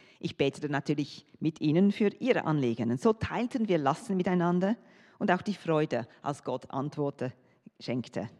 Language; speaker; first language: German; non-native, fluent; English